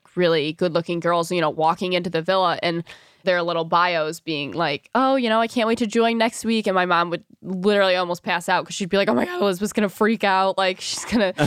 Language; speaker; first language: English; native; English